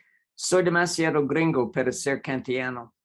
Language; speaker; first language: Spanish; non-native, fluent; English